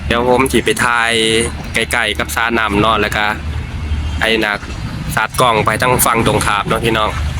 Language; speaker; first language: Thai; native; Thai